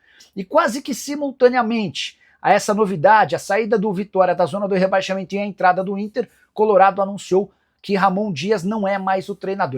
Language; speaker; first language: Portuguese; native; Portuguese